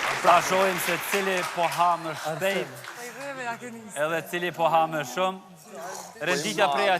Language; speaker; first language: Albanian; native; Albanian